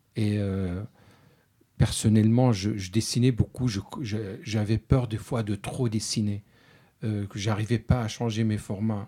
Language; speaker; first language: French; non-native, fluent; Arabic